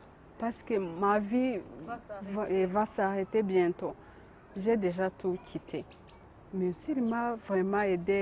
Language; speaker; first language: French; non-native, local second language; Kinyarwanda